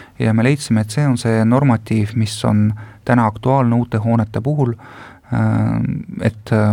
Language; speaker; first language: Estonian; non-native, local second language; Russian